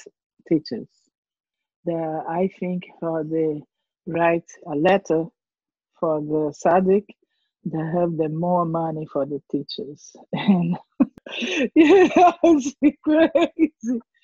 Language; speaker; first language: English; non-native, learner; Portuguese